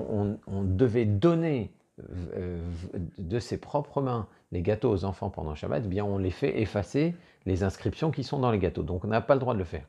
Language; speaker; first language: French; native; French